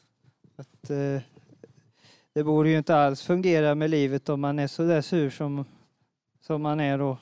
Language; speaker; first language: Swedish; native; Swedish